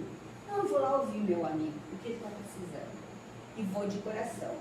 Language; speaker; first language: Portuguese; native; Portuguese